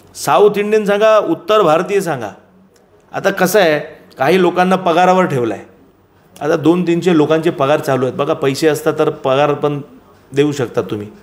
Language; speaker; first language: Marathi; non-native, local second language; Gujarati